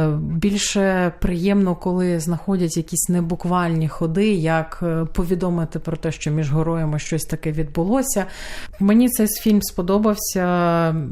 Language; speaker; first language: Ukrainian; native; Ukrainian